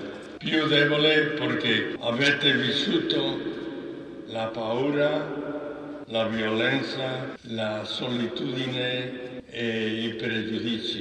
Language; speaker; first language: Italian; non-native, fluent; Spanish